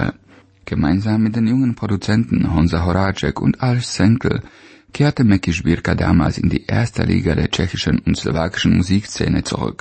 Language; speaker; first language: German; native; German